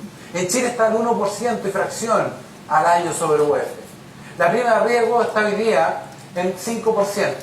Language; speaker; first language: Spanish; native; Spanish